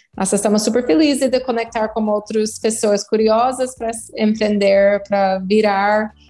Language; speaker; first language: Portuguese; non-native, fluent; English